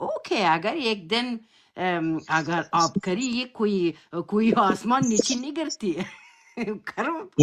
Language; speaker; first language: Hindi; non-native, learner; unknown